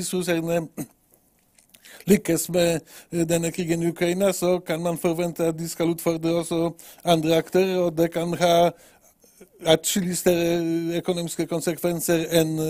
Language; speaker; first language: Norwegian; non-native, fluent; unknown